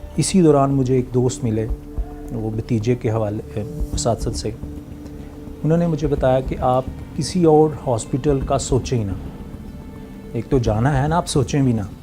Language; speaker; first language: Urdu; non-native, local second language; Punjabi